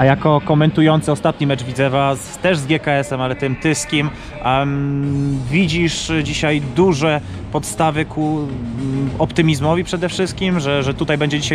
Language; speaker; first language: Polish; native; Polish